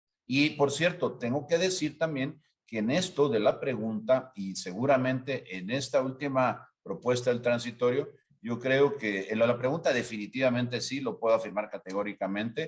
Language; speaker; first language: Spanish; native; Spanish